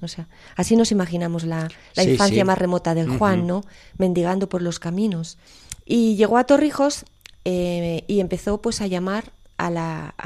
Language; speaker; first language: Spanish; native; Spanish